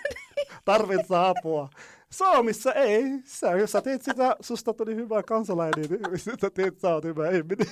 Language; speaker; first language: Finnish; non-native, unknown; Arabic